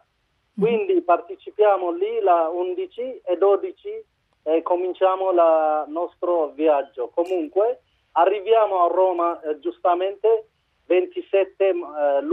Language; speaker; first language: Italian; non-native, learner; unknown